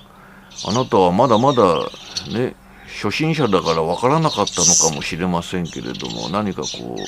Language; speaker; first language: Japanese; native; Japanese